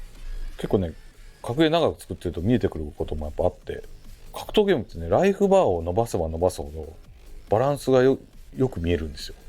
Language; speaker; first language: Japanese; native; Japanese